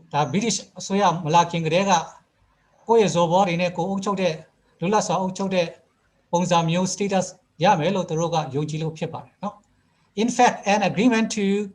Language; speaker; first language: Burmese; non-native, local second language; Kachin